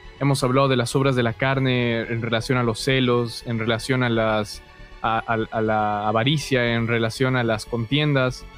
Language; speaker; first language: Spanish; native; Spanish